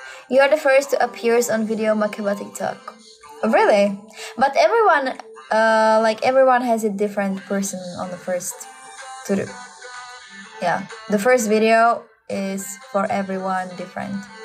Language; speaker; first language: English; non-native, fluent; Czech